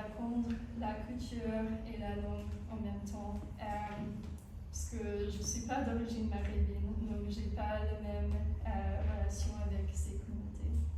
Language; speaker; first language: French; non-native, fluent; English